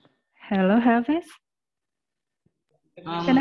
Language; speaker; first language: English; non-native, learner; Indonesian